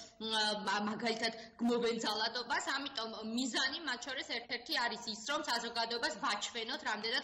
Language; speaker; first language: Georgian; native; Georgian